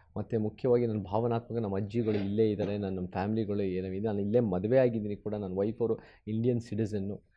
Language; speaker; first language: Kannada; early bilingual, heritage; Kannada